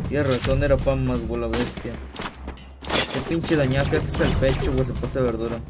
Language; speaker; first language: Spanish; native; Spanish